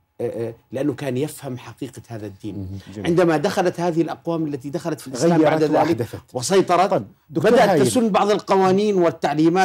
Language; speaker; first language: Arabic; native; Arabic